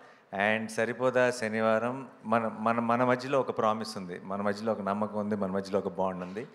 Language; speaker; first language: Telugu; native; Telugu